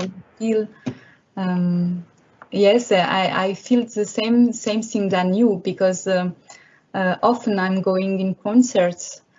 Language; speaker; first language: English; non-native, learner; French